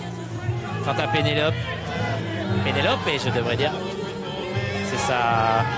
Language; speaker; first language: French; native; French